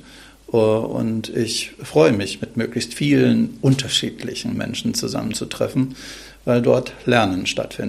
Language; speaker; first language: German; native; German